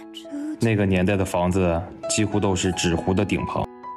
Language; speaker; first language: Chinese; native; Chinese